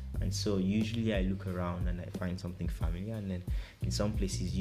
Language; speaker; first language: English; non-native, local second language; Yoruba